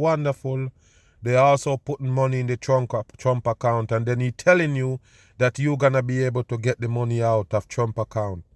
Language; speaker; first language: English; native; English